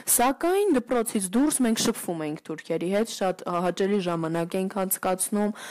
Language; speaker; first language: Armenian; early bilingual, heritage; Turkish